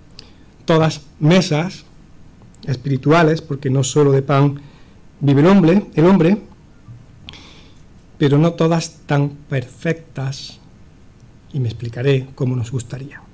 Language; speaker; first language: Spanish; native; Spanish